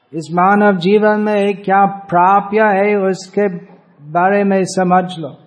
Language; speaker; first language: Hindi; non-native, fluent; English